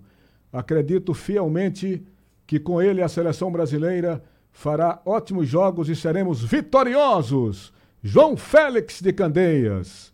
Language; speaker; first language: Portuguese; native; Portuguese